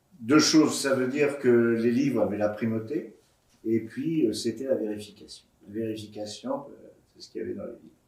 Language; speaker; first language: French; native; French